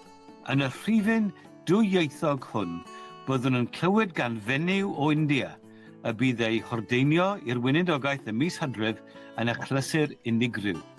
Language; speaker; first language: Welsh; native; Welsh